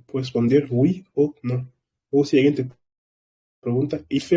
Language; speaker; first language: Spanish; non-native, fluent; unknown